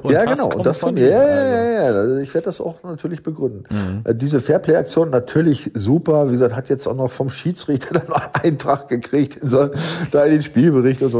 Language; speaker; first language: German; native; German